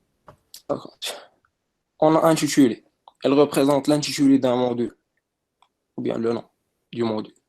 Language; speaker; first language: French; non-native, local second language; Arabic